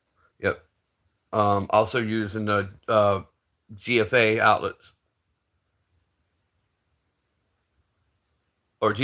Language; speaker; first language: English; native; English